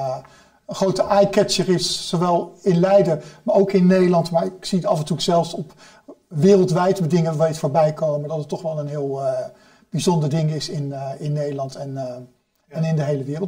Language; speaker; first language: Dutch; native; Dutch